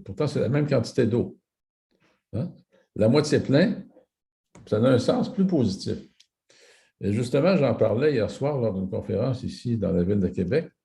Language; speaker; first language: French; native; French